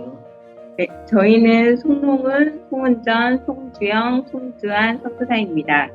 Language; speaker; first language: Korean; native; Korean